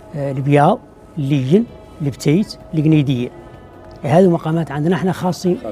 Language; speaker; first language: Arabic; native; Arabic